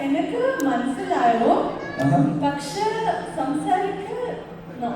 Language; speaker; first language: Malayalam; non-native, learner; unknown